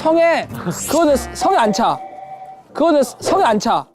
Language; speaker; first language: Korean; native; Korean